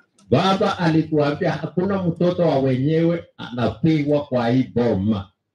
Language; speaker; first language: Swahili; non-native, local second language; Kalenjin